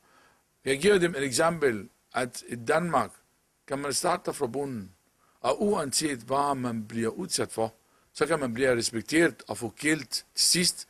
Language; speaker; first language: Danish; non-native, local second language; Arabic